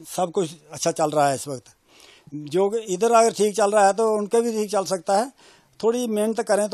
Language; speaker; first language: Hindi; native; Hindi